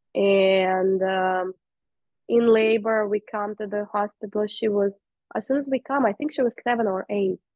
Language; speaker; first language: English; non-native, fluent; Russian